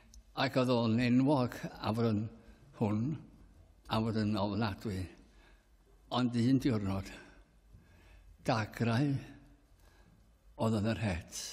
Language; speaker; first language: Welsh; native; Welsh